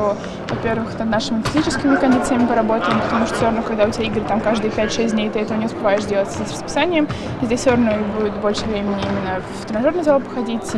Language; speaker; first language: Russian; native; Russian